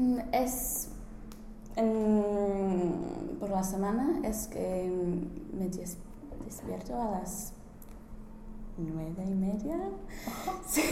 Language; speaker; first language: Spanish; non-native, learner; English